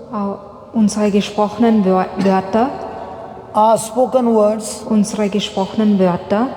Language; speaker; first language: German; non-native, fluent; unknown